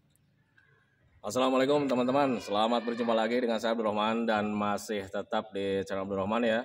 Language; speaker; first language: Indonesian; native; Indonesian